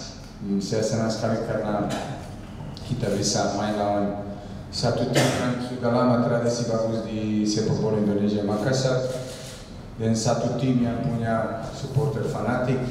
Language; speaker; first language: Indonesian; non-native, fluent; Serbian